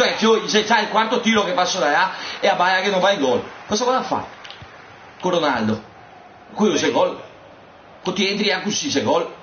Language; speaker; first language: Italian; native; Italian